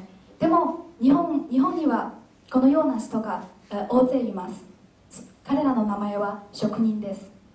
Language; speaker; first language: Japanese; non-native, fluent; Chinese